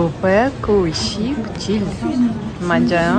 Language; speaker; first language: Korean; non-native, learner; Russian